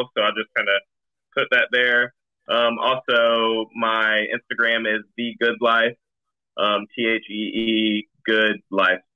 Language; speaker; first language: English; native; English